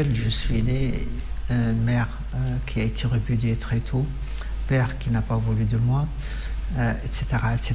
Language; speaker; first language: French; non-native, fluent; Arabic